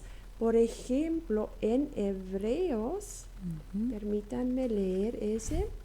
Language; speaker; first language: Spanish; non-native, local second language; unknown